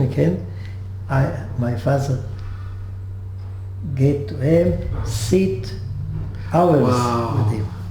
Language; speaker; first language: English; non-native, learner; French